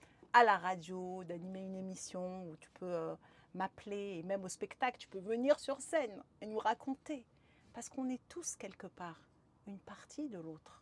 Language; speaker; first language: French; native; French